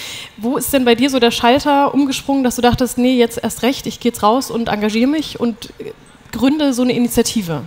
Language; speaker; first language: German; native; German